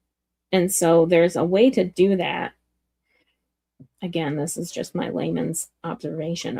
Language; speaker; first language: English; native; English